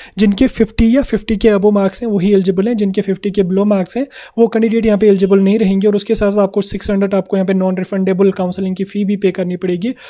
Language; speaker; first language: Hindi; non-native, local second language; Kashmiri